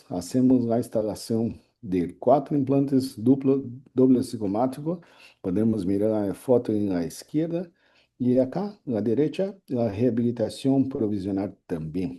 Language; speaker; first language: Spanish; non-native, learner; Portuguese